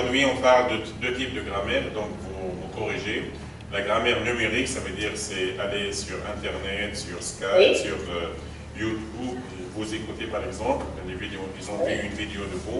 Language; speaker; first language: French; non-native, fluent; Arabic